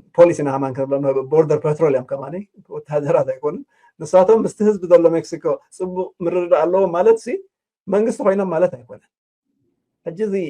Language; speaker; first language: Tigrinya; native; Tigrinya